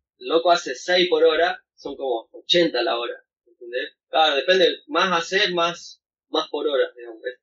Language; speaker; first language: Spanish; native; Spanish